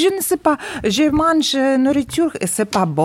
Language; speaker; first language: French; non-native, learner; Ukrainian